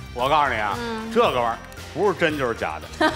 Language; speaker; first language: Chinese; native; Chinese